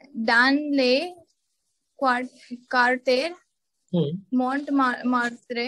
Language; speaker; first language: French; non-native, learner; Hindi